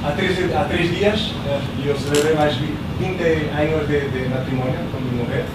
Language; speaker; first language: Spanish; non-native, learner; Portuguese